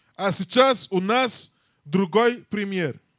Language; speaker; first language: Russian; non-native, learner; English